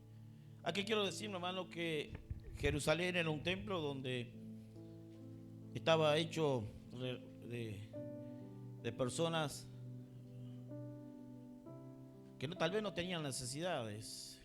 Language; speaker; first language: Spanish; native; Spanish